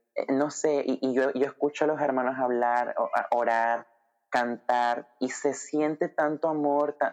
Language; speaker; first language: Spanish; native; Spanish